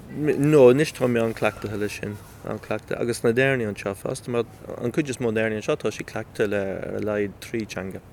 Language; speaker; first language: Irish; native; Irish